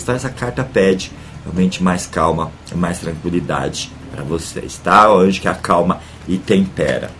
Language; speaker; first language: Portuguese; native; Portuguese